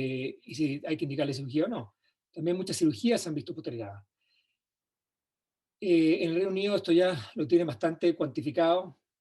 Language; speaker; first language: Spanish; native; Spanish